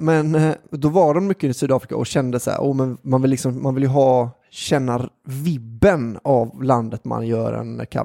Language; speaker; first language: Swedish; native; Swedish